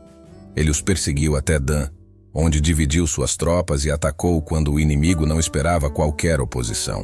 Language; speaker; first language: Portuguese; native; Portuguese